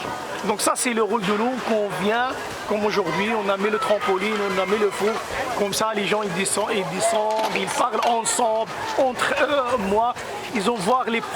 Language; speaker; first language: French; non-native, fluent; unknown